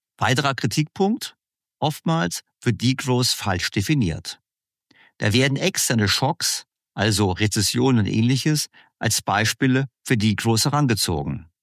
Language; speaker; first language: German; native; German